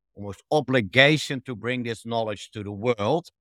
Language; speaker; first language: English; non-native, fluent; Dutch